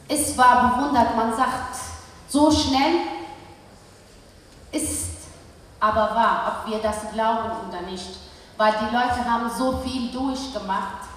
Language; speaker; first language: German; early bilingual, other home language; Kurdish